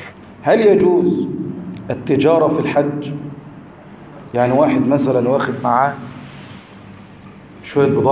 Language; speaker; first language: Arabic; native; Arabic